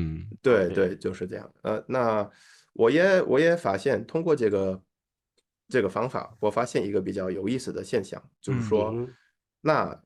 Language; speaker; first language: Chinese; non-native, fluent; English